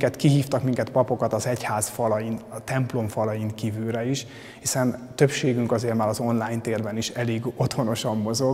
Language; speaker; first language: Hungarian; native; Hungarian